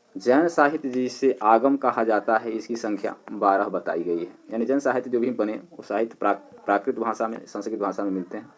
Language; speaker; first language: Hindi; native; Hindi